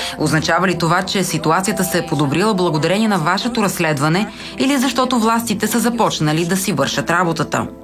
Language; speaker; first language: Bulgarian; native; Bulgarian